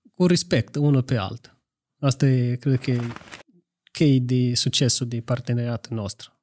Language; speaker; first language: Romanian; non-native, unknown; Italian